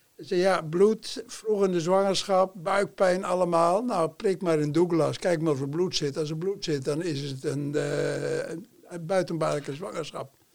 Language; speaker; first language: Dutch; native; Dutch